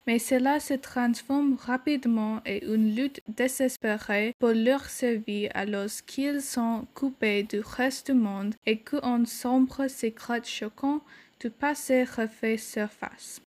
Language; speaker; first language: French; non-native, learner; English